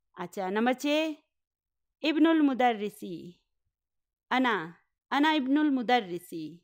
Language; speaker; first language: Urdu; native; Urdu